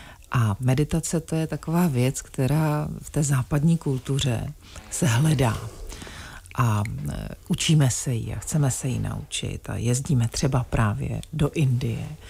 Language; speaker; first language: Czech; native; Czech